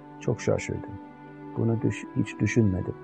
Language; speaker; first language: Turkish; non-native, fluent; English